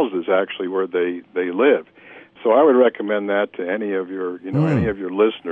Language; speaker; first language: English; native; English